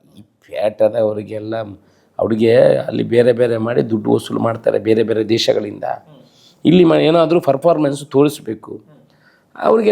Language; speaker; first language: Kannada; non-native, local second language; Tulu